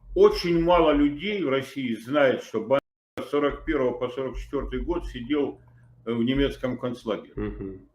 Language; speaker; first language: Russian; native; Russian